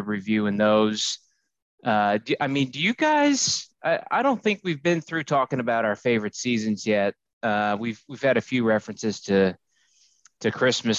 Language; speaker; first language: English; native; English